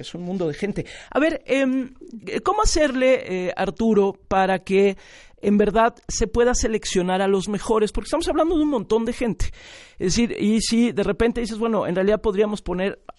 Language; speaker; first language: Spanish; native; Spanish